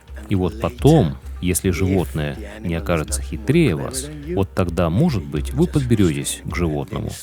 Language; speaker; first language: Russian; native; Russian